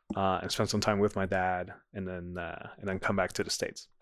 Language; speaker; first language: English; non-native, fluent; Dutch